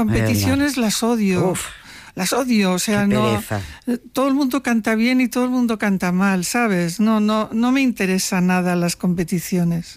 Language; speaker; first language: Spanish; non-native, local second language; Catalan